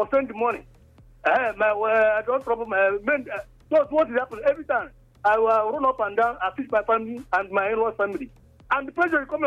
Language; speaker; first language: English; non-native, local second language; Igbo